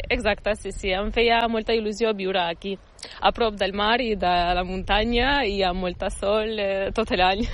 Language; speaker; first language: Catalan; non-native, fluent; Ukrainian